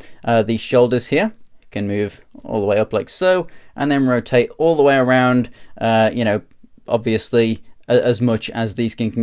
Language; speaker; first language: English; native; English